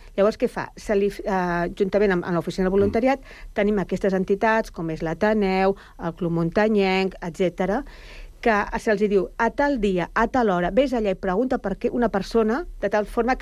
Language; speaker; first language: Catalan; native; Catalan